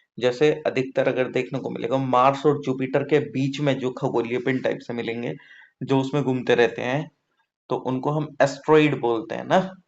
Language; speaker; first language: Hindi; native; Hindi